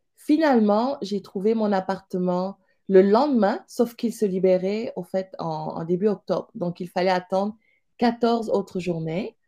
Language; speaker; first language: French; non-native, local second language; Wolof